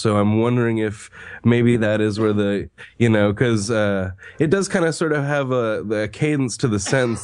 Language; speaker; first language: English; native; English